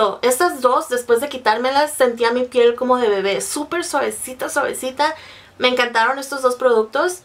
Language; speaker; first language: Spanish; native; Spanish